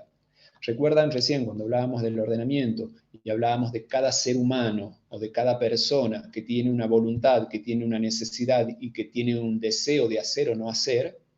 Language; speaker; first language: Spanish; native; Spanish